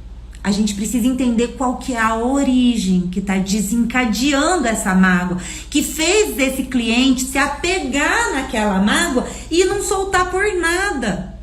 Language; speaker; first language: Portuguese; native; Portuguese